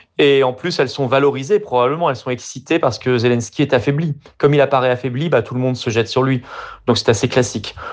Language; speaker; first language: French; native; French